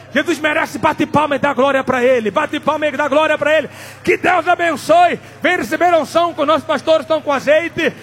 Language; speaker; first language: Portuguese; non-native, local second language; Tsonga